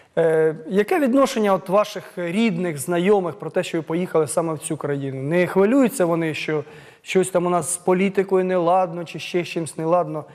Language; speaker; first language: Ukrainian; native; Ukrainian